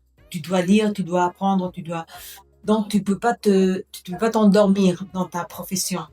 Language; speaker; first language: French; non-native, fluent; Spanish